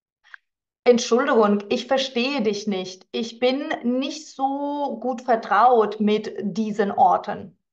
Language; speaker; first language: German; non-native, fluent; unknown